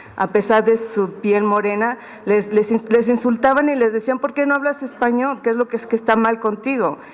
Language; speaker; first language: Spanish; early bilingual, heritage; Spanish